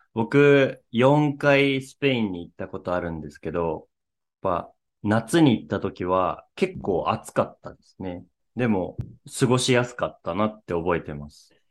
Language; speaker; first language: Japanese; native; Japanese